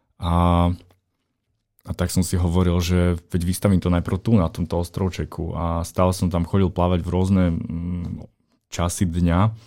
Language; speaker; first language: Slovak; native; Slovak